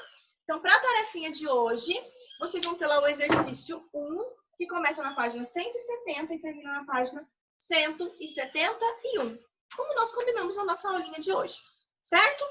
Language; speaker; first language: Portuguese; native; Portuguese